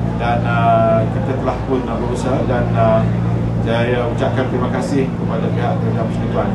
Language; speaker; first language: Malay; native; Malay